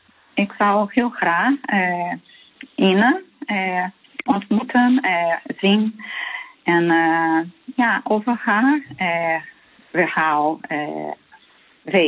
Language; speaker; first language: Dutch; non-native, learner; Portuguese